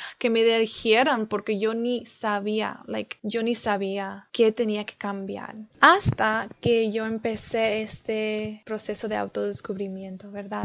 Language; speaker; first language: Spanish; early bilingual, heritage; Spanish